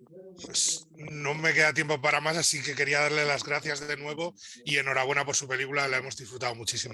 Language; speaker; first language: Spanish; native; Spanish